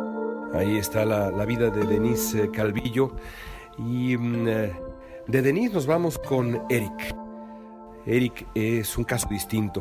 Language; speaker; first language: Spanish; native; Spanish